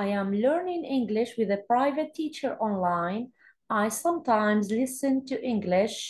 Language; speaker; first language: English; non-native, fluent; Arabic